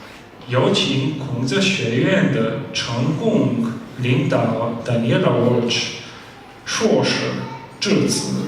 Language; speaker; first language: Chinese; non-native, fluent; Slovenian